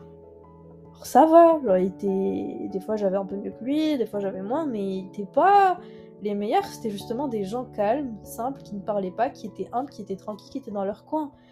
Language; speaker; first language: French; non-native, local second language; Arabic